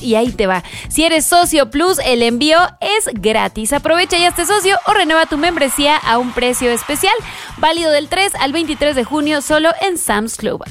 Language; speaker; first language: Spanish; native; Spanish